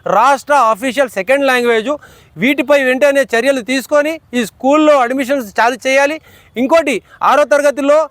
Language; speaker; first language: Telugu; non-native, local second language; Urdu